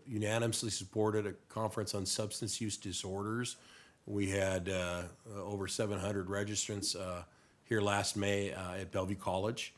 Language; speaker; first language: English; native; English